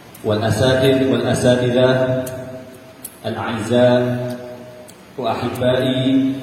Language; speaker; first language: Arabic; non-native, fluent; Indonesian